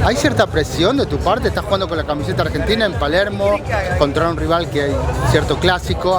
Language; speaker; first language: Spanish; native; Spanish